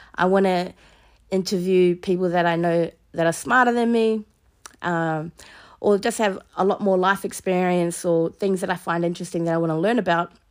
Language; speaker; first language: English; native; English